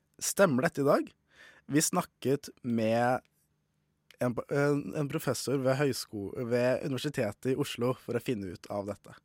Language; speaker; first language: Norwegian; native; Norwegian